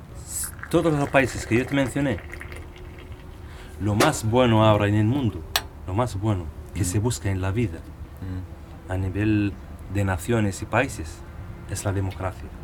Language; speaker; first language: Spanish; non-native, local second language; Arabic